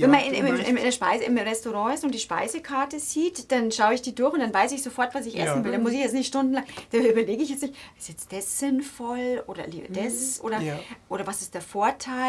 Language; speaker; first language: German; native; German